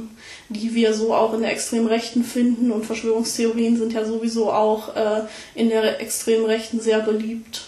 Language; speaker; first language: German; native; German